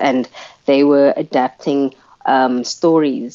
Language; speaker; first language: English; non-native, local second language; Afrikaans